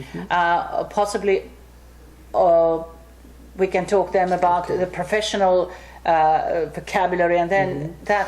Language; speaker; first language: English; non-native, fluent; Finnish